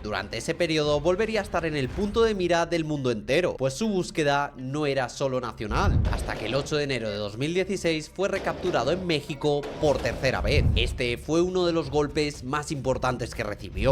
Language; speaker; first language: Spanish; native; Spanish